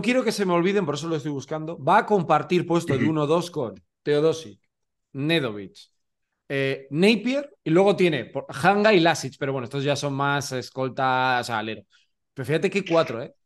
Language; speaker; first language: Spanish; native; Spanish